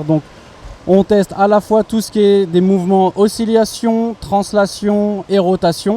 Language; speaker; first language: French; native; French